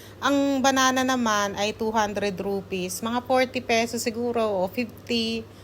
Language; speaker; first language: Filipino; native; Filipino